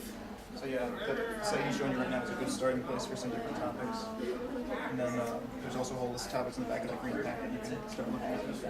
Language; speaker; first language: English; native; English